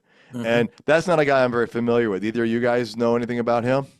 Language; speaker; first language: English; native; English